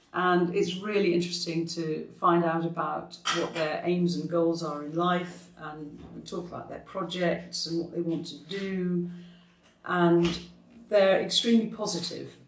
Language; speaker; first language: English; native; English